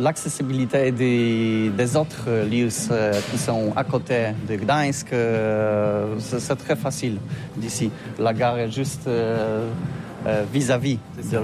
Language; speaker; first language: French; non-native, learner; Polish